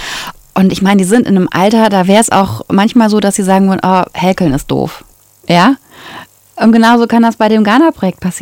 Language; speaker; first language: German; native; German